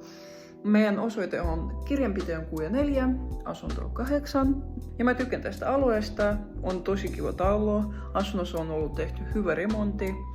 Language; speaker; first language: Finnish; non-native, fluent; Russian